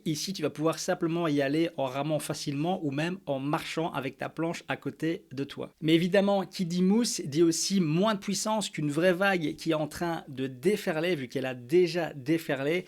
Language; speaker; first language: French; native; French